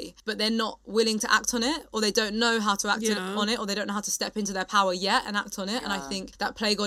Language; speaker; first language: English; native; English